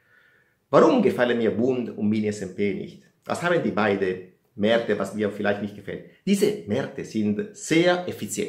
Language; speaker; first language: German; non-native, fluent; Italian